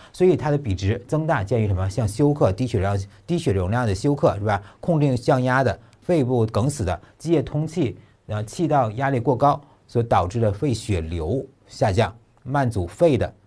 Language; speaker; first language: Chinese; native; Chinese